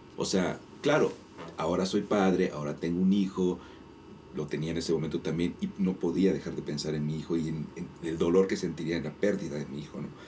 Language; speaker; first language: Spanish; native; Spanish